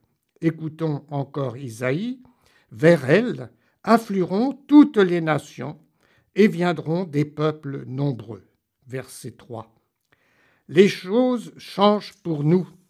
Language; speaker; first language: French; native; French